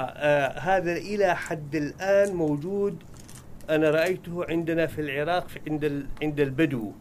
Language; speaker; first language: Arabic; native; Arabic